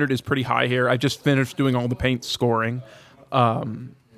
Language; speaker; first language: English; native; English